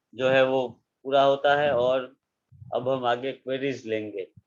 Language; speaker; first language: Hindi; non-native, local second language; Gujarati